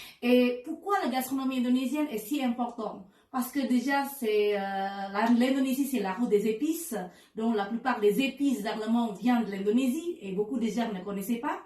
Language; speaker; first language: French; non-native, fluent; Indonesian